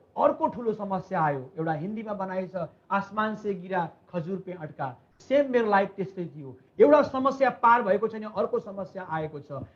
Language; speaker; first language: Nepali; native; Nepali